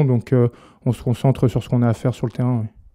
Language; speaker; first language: French; native; French